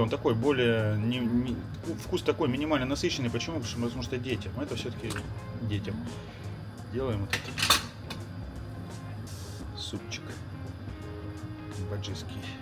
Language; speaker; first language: Russian; native; Russian